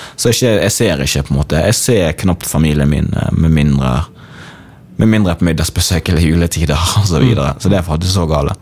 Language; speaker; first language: Norwegian; early bilingual, other home language; Swahili